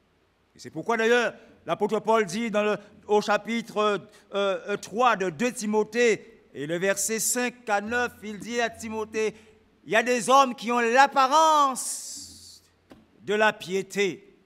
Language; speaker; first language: French; native; French